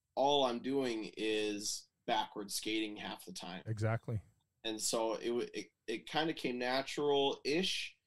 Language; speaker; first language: English; native; English